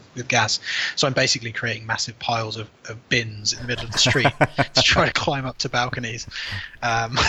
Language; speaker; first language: English; native; English